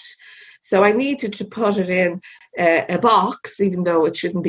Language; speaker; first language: English; native; English